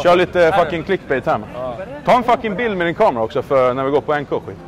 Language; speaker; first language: Swedish; native; Swedish